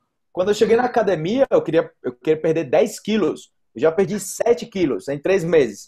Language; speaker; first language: Portuguese; native; Portuguese